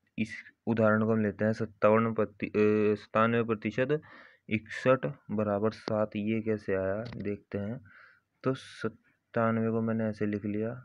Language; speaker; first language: Hindi; native; Hindi